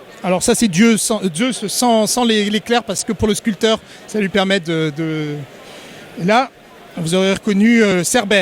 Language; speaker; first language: French; native; French